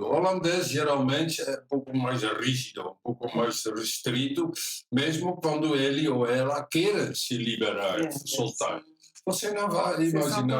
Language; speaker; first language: Portuguese; non-native, fluent; Dutch